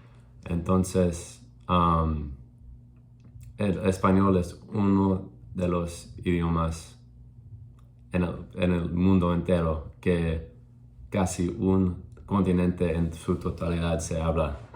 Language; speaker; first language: Spanish; non-native, learner; English